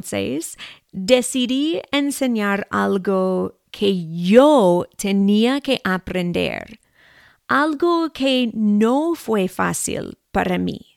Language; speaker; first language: Spanish; non-native, fluent; English